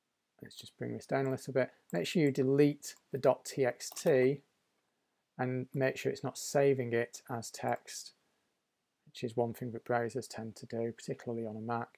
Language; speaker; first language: English; native; English